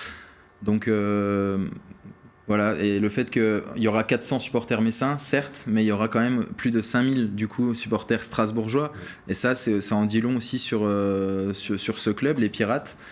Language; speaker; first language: French; native; French